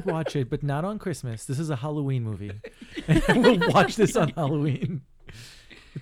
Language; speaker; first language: English; non-native, fluent; Hebrew